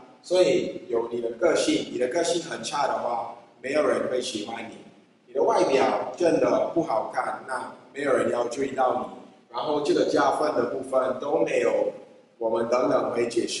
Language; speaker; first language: Chinese; non-native, fluent; English